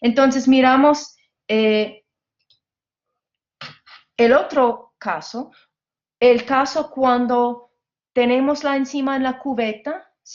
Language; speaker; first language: Spanish; non-native, fluent; English